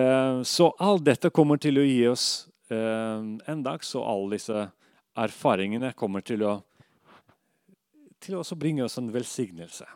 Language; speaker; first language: Norwegian; non-native, fluent; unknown